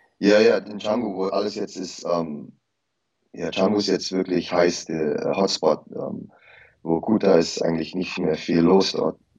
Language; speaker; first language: German; early bilingual, heritage; German